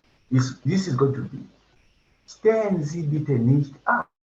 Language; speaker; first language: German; non-native, fluent; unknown